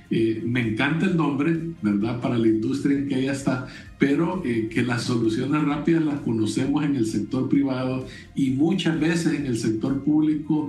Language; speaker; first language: Spanish; native; Spanish